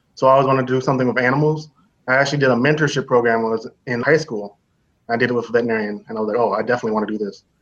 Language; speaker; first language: English; native; English